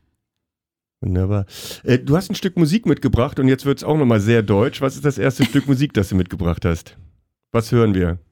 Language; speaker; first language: German; native; German